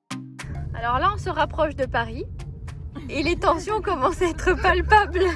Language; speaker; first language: French; native; French